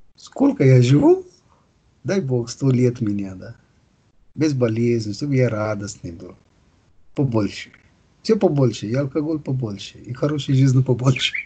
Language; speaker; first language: Russian; non-native, fluent; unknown